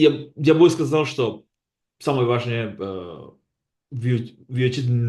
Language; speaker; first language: Russian; non-native, learner; Basque